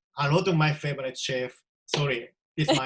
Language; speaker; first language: English; non-native, learner; Japanese